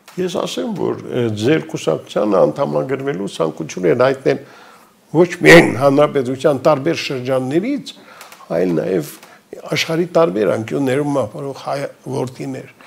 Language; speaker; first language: Armenian; native; Armenian